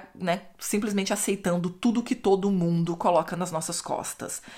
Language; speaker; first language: Portuguese; native; Portuguese